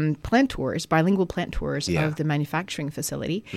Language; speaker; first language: English; non-native, fluent; French